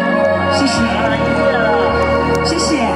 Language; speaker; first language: Chinese; native; Chinese